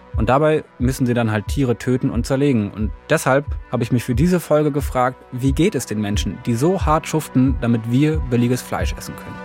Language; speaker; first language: German; native; German